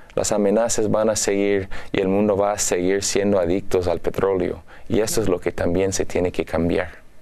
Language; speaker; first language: Spanish; non-native, fluent; English